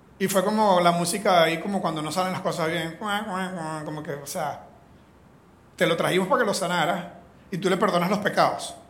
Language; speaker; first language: Spanish; native; Spanish